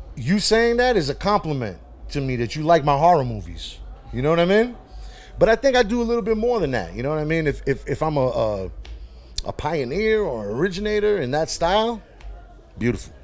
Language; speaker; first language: English; native; English